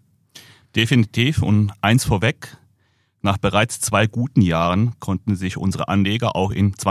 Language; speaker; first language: German; native; German